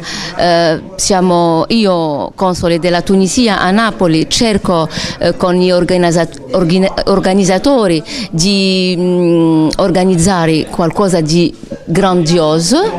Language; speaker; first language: Italian; non-native, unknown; Arabic